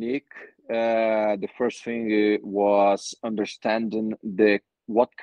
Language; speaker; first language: English; non-native, fluent; Portuguese